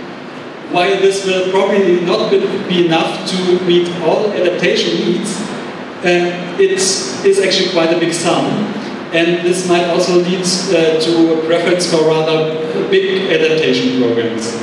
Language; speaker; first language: English; non-native, fluent; German